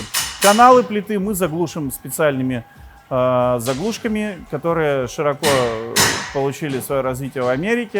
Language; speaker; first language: Russian; native; Russian